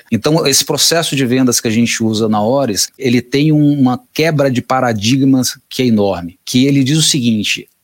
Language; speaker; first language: Portuguese; native; Portuguese